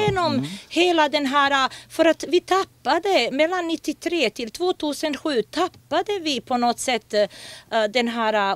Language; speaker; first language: Swedish; non-native, fluent; Bosnian